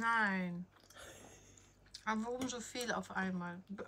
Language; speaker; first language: German; non-native, fluent; Ukrainian